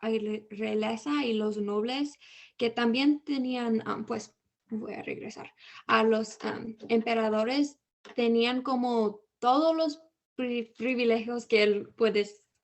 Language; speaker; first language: Spanish; early bilingual, heritage; Spanish